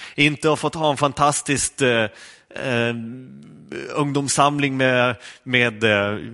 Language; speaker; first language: Swedish; native; Swedish